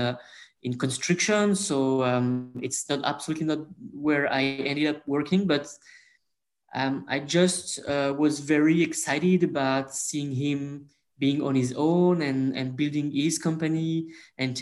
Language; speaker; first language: English; non-native, fluent; French